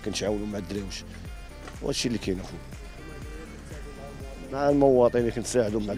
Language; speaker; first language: Arabic; native; Arabic